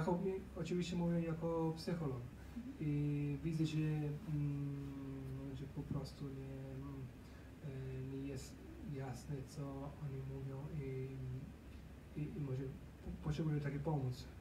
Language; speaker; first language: Polish; non-native, learner; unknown